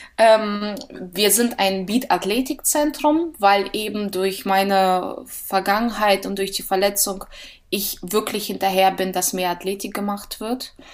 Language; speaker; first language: German; early bilingual, other home language; Russian